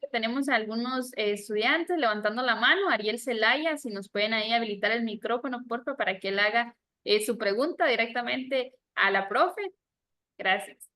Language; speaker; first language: Spanish; native; Spanish